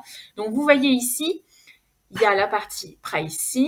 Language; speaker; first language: French; native; French